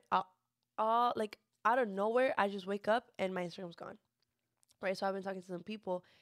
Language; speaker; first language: English; early bilingual, other home language; Spanish